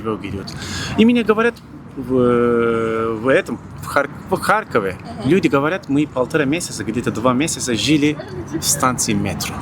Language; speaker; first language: Russian; non-native, learner; Turkish